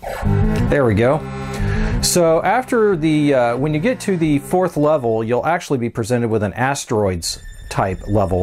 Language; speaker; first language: English; native; English